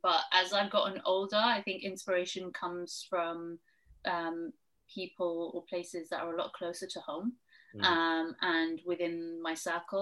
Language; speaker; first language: English; native; English